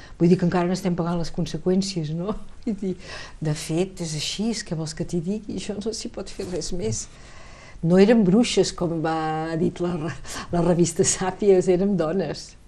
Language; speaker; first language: Catalan; native; Catalan